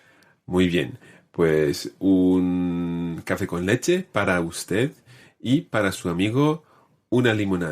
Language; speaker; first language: Spanish; non-native, fluent; English